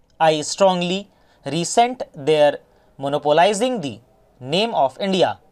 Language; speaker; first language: English; non-native, local second language; Hindi